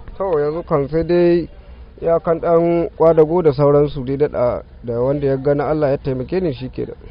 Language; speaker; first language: Hausa; non-native, local second language; Fula